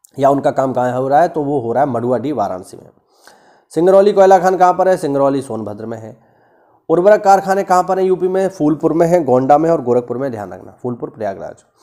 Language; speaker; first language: Hindi; native; Hindi